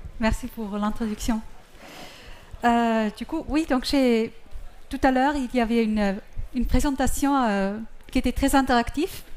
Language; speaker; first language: French; non-native, fluent; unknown